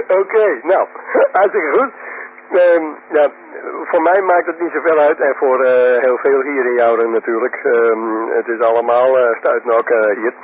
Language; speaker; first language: Dutch; non-native, local second language; Western Frisian